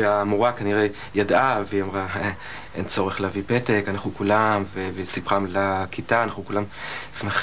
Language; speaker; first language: Hebrew; early bilingual, other home language; Russian